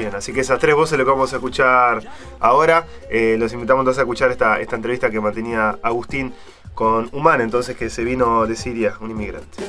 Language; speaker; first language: Spanish; native; Spanish